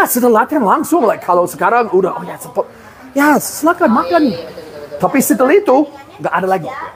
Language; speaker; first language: Indonesian; non-native, fluent; English